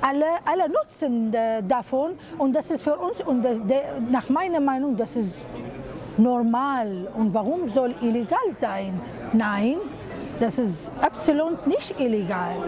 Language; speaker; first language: German; non-native, learner; Arabic